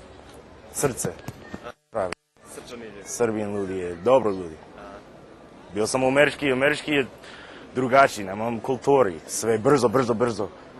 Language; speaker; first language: Serbian; non-native, learner; English